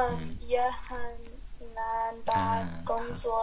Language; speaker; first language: Chinese; non-native, learner; English